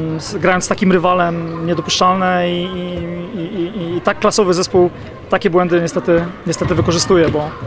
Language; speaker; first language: Polish; native; Polish